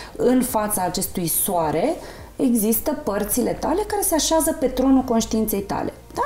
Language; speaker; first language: Romanian; native; Romanian